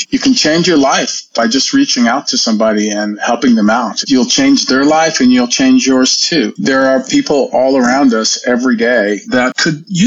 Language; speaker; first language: English; native; English